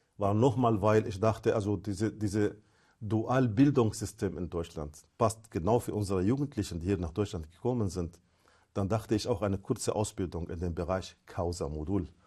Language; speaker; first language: German; non-native, fluent; Arabic